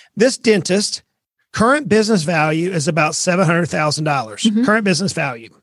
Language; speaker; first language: English; native; English